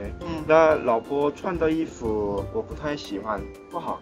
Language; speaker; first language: Chinese; non-native, fluent; Korean